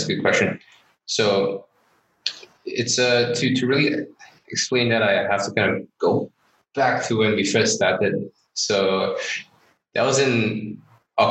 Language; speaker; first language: English; non-native, local second language; Chinese